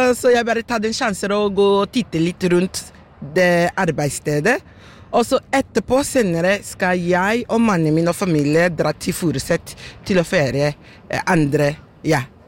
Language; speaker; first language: Norwegian; non-native, fluent; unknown